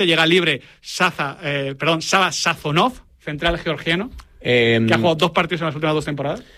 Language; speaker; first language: Spanish; native; Spanish